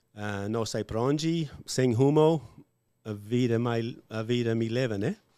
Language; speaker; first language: Portuguese; non-native, learner; English